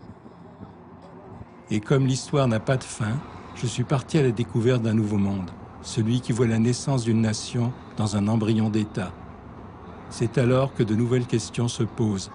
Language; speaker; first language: French; native; French